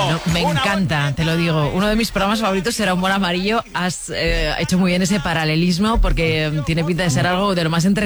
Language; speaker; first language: Spanish; native; Spanish